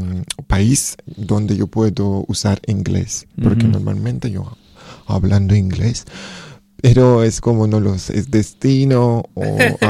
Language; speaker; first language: Spanish; non-native, learner; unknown